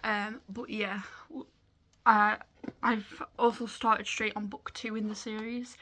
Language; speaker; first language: English; native; English